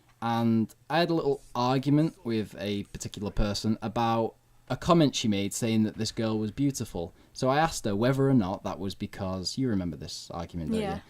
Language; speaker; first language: English; native; English